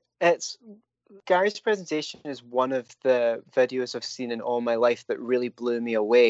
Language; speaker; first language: English; native; English